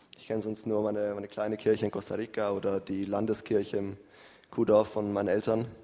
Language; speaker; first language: German; early bilingual, heritage; German